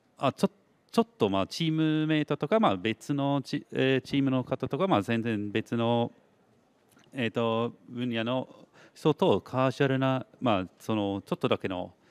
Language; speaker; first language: Japanese; non-native, fluent; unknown